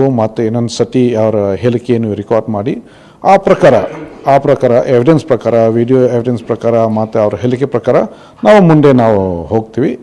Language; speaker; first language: Kannada; non-native, fluent; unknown